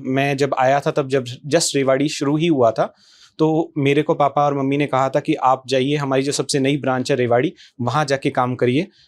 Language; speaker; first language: Hindi; native; Hindi